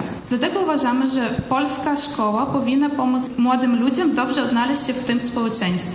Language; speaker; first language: Polish; early bilingual, heritage; Polish